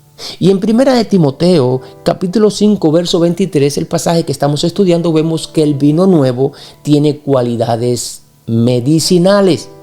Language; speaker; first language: Spanish; native; Spanish